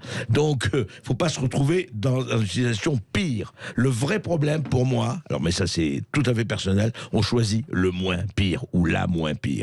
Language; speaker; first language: French; native; French